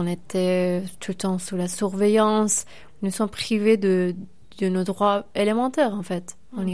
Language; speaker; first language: French; non-native, fluent; Persian